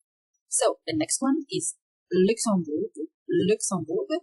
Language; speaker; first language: English; non-native, fluent; Arabic